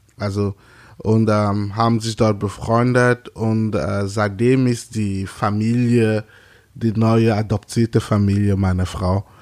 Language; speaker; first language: German; non-native, fluent; French